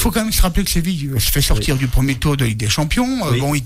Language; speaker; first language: French; native; French